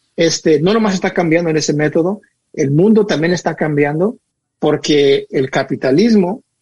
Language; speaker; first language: Spanish; early bilingual, heritage; Spanish